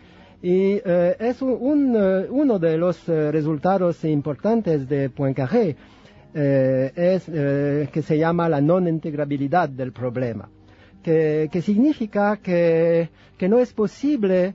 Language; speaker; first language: Spanish; non-native, fluent; French